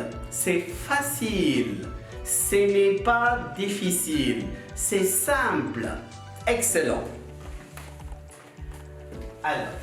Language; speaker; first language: French; non-native, fluent; Tamil